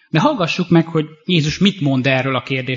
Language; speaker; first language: Hungarian; native; Hungarian